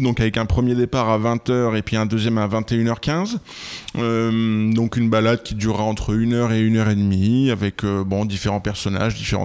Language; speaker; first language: French; native; French